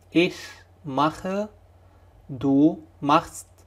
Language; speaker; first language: German; non-native, fluent; Arabic